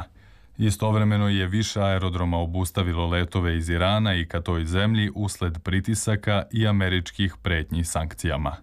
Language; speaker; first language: Serbian; native; Serbian